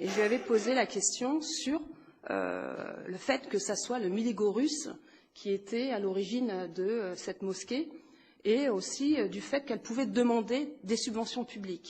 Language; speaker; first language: French; native; French